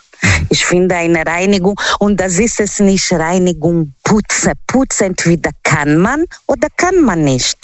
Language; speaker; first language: German; non-native, learner; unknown